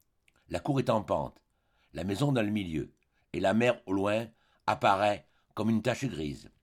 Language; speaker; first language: French; native; French